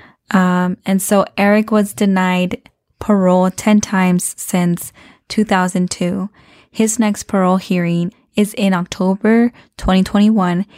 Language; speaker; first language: English; early bilingual, other home language; Spanish